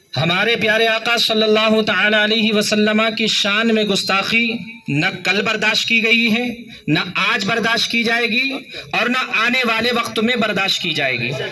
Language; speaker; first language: Urdu; native; Urdu